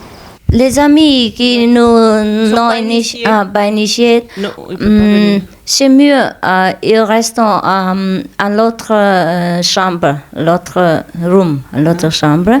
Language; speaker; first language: French; non-native, fluent; Vietnamese